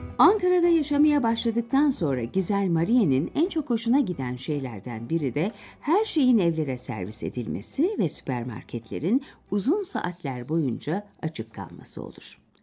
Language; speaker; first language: Turkish; native; Turkish